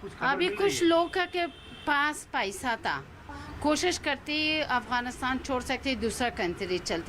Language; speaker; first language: Hindi; non-native, learner; Persian